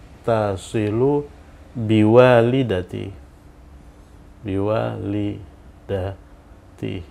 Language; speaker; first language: Arabic; non-native, fluent; Indonesian